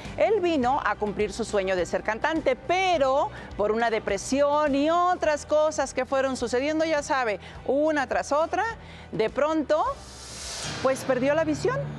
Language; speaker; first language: Spanish; native; Spanish